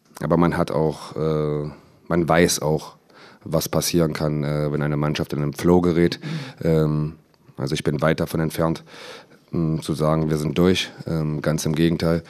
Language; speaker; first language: German; native; German